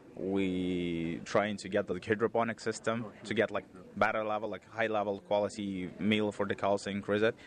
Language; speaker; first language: English; non-native, fluent; Uzbek